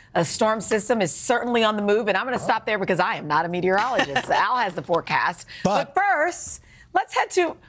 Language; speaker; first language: English; native; English